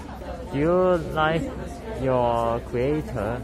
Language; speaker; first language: English; non-native, learner; Cantonese